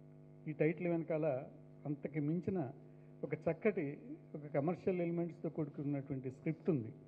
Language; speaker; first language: Telugu; native; Telugu